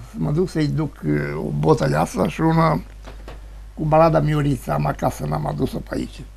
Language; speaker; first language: Romanian; native; Romanian